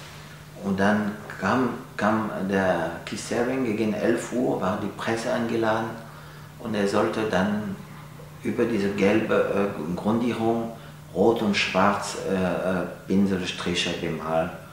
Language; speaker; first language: German; non-native, fluent; French